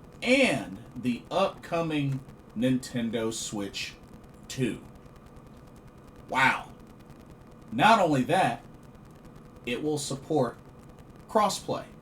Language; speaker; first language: English; native; English